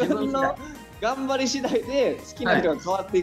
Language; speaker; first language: Japanese; native; Japanese